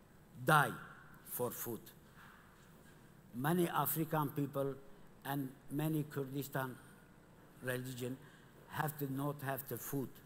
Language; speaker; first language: English; non-native, learner; Kurdish